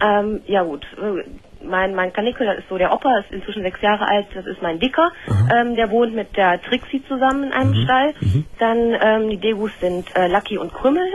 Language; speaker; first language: German; native; German